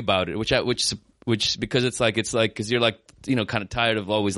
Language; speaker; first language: English; native; English